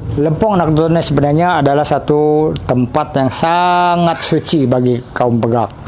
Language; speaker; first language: Malay; non-native, local second language; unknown